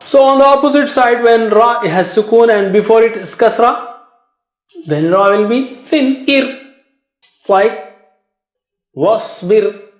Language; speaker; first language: English; non-native, fluent; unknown